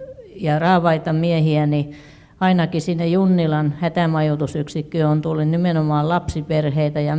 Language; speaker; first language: Finnish; native; Finnish